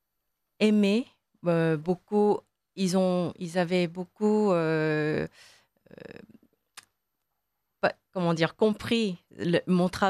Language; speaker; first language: French; non-native, fluent; Korean